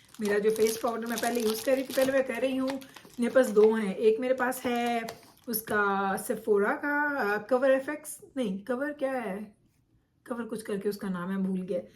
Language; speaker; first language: Urdu; native; Urdu